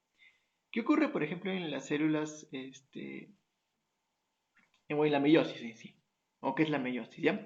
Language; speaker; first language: Spanish; native; Spanish